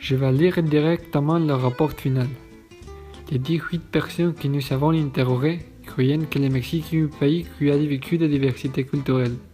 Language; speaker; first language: French; non-native, learner; Spanish